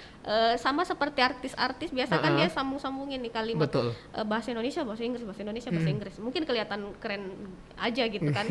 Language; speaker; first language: Indonesian; native; Indonesian